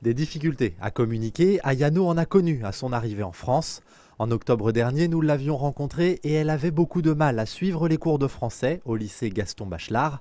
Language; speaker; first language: French; native; French